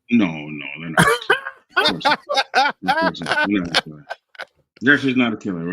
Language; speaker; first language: English; native; English